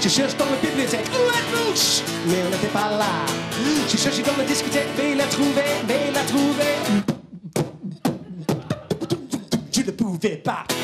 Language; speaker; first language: French; non-native, fluent; English